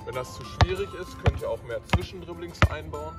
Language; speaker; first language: German; native; German